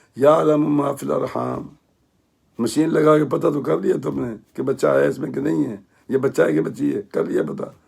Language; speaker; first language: Urdu; native; Urdu